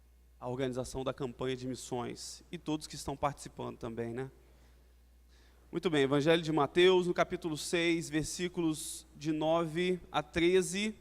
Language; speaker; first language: Portuguese; native; Portuguese